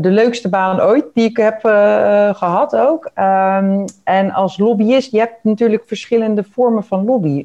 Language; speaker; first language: Dutch; native; Dutch